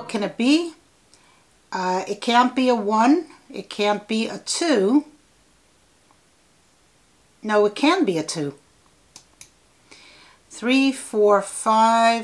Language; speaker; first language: English; native; English